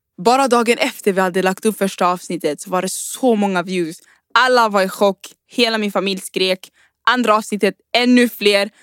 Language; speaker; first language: Swedish; early bilingual, other home language; Rundi